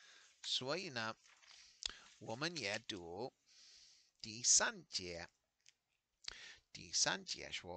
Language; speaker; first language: Chinese; non-native, learner; English